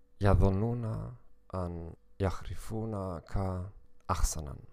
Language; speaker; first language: Arabic; non-native, learner; German